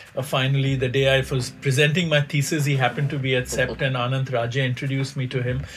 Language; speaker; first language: English; non-native, local second language; Hindi